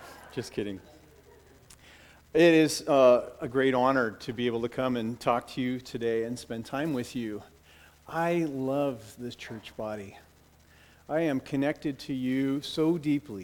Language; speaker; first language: English; native; English